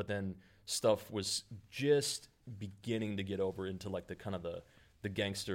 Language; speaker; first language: English; native; English